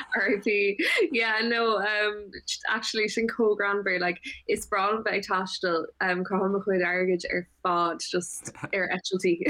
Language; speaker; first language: Irish; non-native, local second language; English